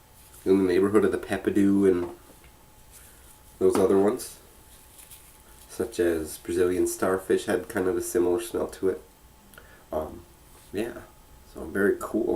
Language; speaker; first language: English; native; English